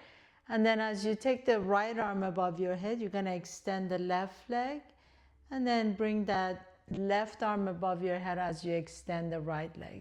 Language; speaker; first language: English; native; English